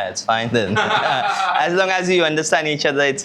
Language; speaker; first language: English; non-native, learner; Hindi